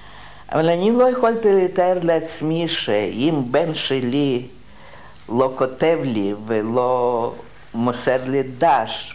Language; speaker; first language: Hebrew; non-native, fluent; Russian